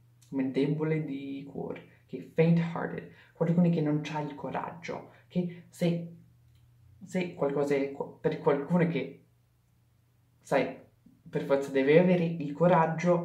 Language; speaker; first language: Italian; non-native, fluent; English